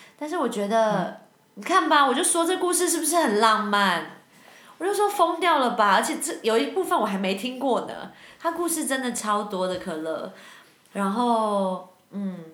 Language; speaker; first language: Chinese; native; Chinese